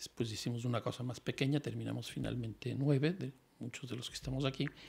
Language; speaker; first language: Spanish; native; Spanish